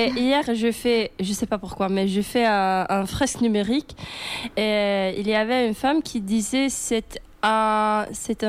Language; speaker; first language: French; non-native, learner; Swedish